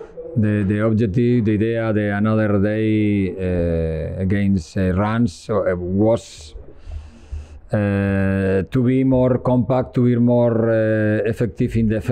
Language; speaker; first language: English; non-native, learner; Spanish